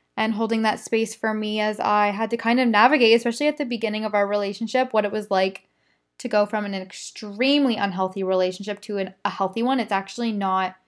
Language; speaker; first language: English; native; English